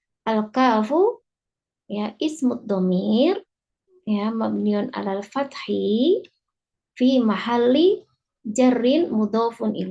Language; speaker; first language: Arabic; non-native, fluent; Indonesian